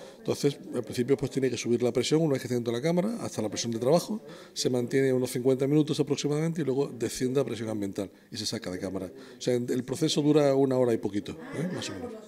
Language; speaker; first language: Spanish; native; Spanish